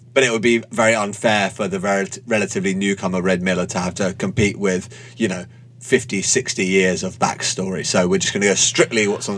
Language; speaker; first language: English; native; English